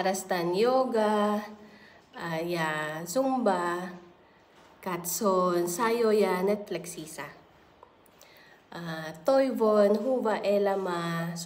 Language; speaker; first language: Finnish; non-native, learner; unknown